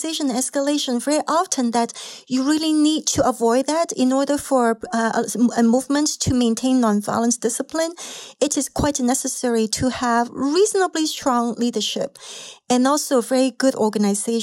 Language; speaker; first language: English; non-native, local second language; Cantonese